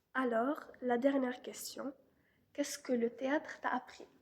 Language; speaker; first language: French; non-native, local second language; Arabic